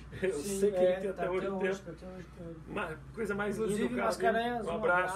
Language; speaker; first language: Portuguese; native; Portuguese